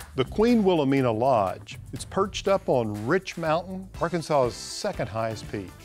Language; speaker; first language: English; native; English